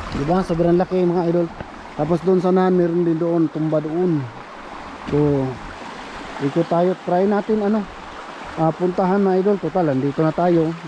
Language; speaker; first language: Filipino; non-native, local second language; Cebuano